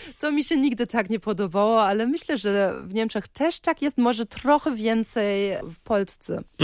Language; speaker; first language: Polish; early bilingual, heritage; Polish